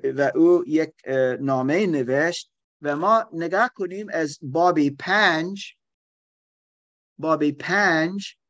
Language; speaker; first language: Persian; non-native, learner; German